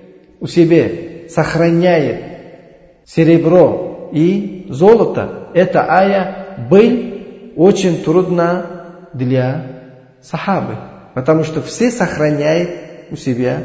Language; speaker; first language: Russian; non-native, learner; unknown